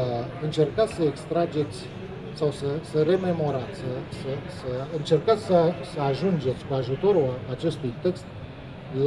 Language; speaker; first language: Romanian; native; Romanian